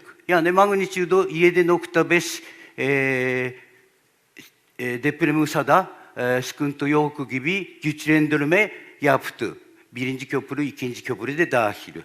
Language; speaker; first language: Turkish; non-native, learner; Japanese